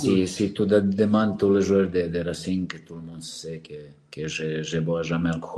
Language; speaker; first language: French; non-native, learner; Serbian